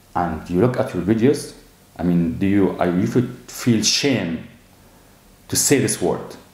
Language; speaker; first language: English; non-native, fluent; Arabic